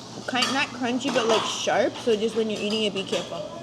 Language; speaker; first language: English; native; English